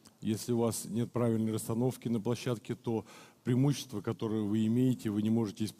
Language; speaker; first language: Russian; native; Russian